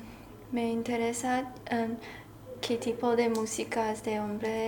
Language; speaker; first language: Spanish; non-native, learner; Chinese